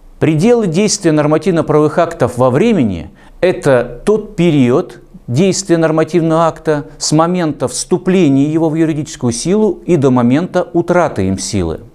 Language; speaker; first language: Russian; native; Russian